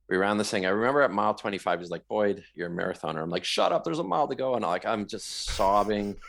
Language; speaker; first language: English; native; English